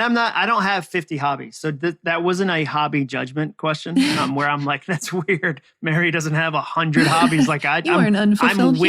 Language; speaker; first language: English; native; English